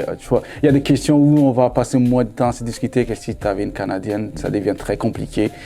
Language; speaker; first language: French; non-native, local second language; Lingala